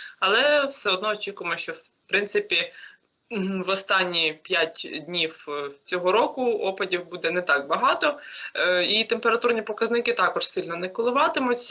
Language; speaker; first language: Ukrainian; native; Ukrainian